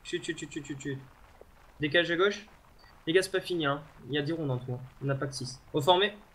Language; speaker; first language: French; native; French